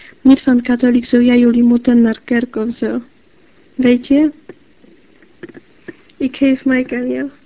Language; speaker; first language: Dutch; non-native, learner; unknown